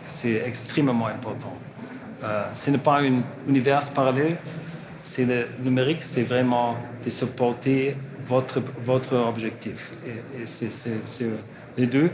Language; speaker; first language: French; non-native, learner; German